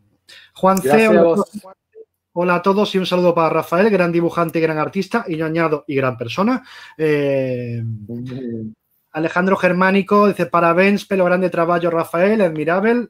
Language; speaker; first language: Spanish; native; Spanish